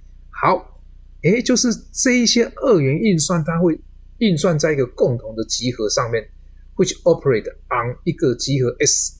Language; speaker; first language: Chinese; native; Chinese